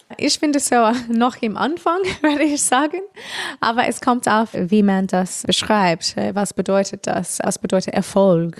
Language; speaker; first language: German; non-native, fluent; English